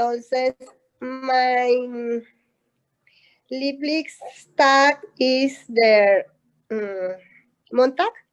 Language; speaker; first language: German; non-native, learner; Spanish